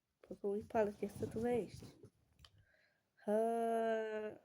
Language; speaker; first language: Polish; early bilingual, heritage; Polish